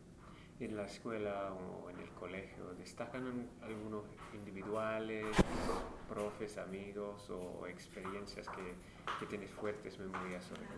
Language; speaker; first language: Spanish; non-native, fluent; English